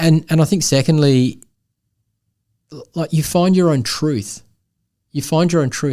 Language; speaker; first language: English; native; English